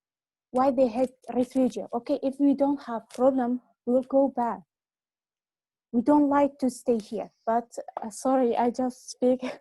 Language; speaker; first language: English; non-native, learner; Kurdish